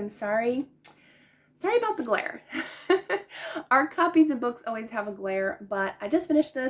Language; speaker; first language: English; native; English